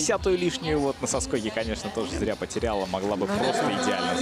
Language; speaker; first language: Russian; native; Russian